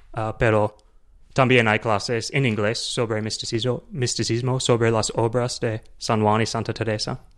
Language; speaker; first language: Spanish; non-native, learner; English